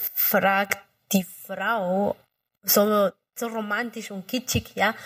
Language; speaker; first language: German; non-native, fluent; Spanish